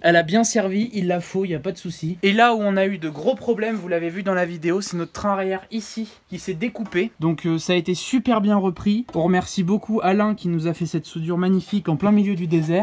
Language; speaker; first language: French; native; French